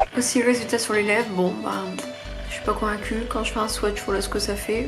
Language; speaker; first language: French; native; French